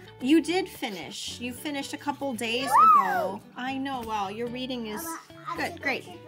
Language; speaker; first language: English; early bilingual, other home language; Japanese